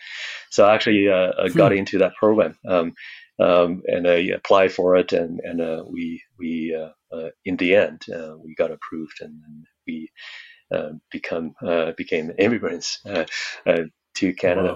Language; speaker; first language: English; non-native, fluent; Chinese